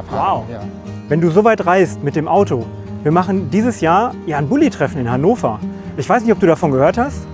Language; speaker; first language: German; native; German